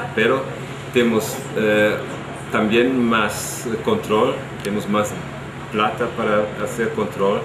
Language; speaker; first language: Spanish; non-native, fluent; German